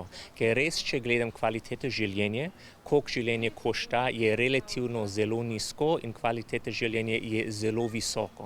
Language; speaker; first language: Slovenian; non-native, learner; English